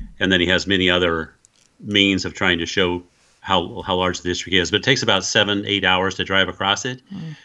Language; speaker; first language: English; native; English